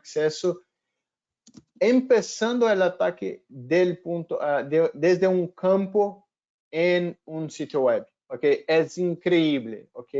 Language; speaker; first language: Spanish; non-native, fluent; Portuguese